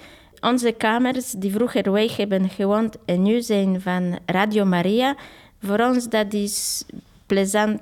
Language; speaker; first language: Dutch; non-native, fluent; Polish